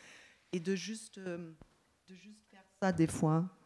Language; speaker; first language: French; non-native, fluent; German